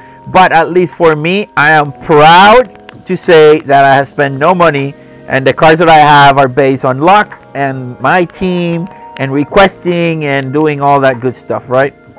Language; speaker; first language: English; non-native, local second language; Spanish